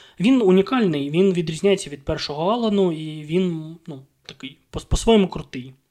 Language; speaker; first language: Ukrainian; non-native, local second language; Russian